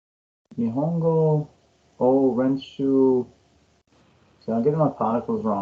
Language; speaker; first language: English; non-native, learner; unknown